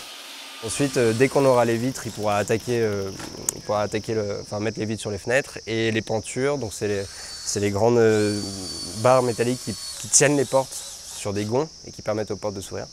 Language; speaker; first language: French; native; French